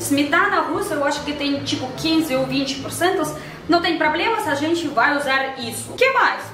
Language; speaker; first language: Portuguese; non-native, fluent; Russian